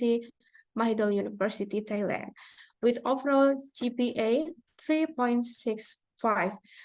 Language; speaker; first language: English; non-native, fluent; Indonesian